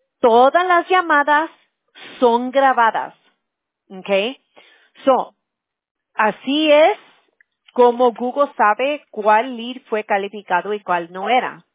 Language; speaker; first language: Spanish; early bilingual, heritage; Spanish